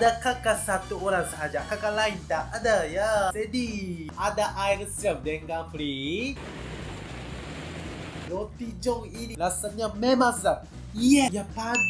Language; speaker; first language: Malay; non-native, learner; Japanese